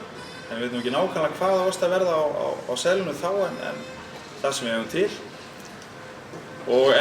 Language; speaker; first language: Icelandic; native; Icelandic